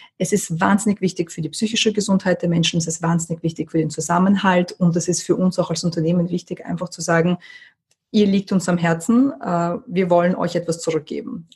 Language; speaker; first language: German; early bilingual, other home language; Russian